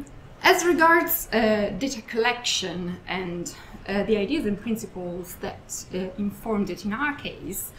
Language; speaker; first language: English; non-native, fluent; Italian